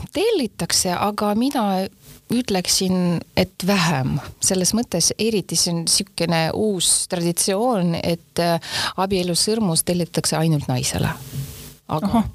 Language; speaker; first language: Estonian; non-native, local second language; Russian